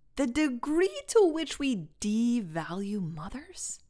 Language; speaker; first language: English; native; English